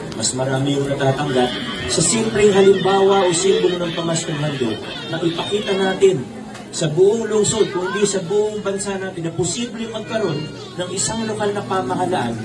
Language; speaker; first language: Filipino; native; Filipino